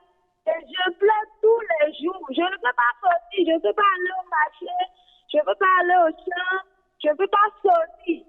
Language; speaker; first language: French; non-native, learner; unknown